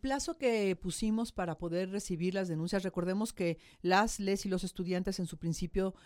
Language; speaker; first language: Spanish; native; Spanish